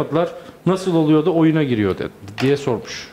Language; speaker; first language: Turkish; native; Turkish